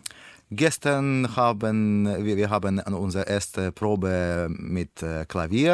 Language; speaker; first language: German; non-native, learner; Russian